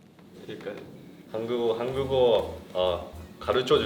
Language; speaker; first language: Korean; non-native, fluent; Japanese